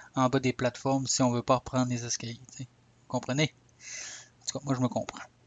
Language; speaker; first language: French; native; French